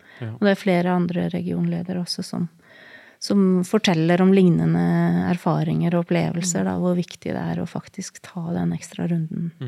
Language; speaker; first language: Norwegian; early bilingual, heritage; Norwegian